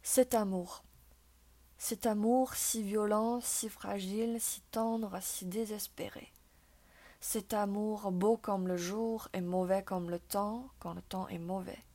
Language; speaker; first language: French; non-native, fluent; Chinese